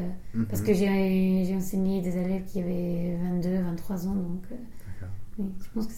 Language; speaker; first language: French; non-native, fluent; English